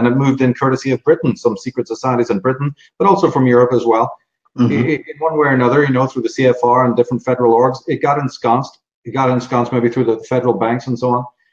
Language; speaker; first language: English; native; English